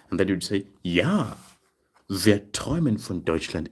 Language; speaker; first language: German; non-native, fluent; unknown